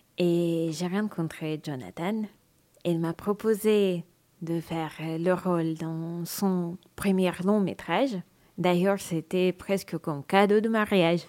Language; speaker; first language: French; non-native, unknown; Russian